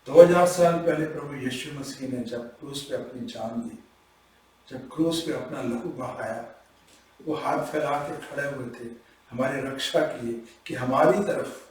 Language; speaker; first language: Hindi; non-native, local second language; Punjabi